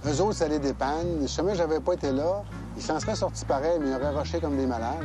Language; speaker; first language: French; native; French